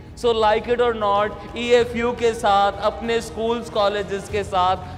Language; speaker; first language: English; non-native, local second language; Urdu